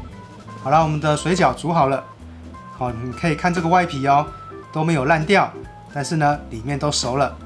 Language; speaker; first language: Chinese; native; Chinese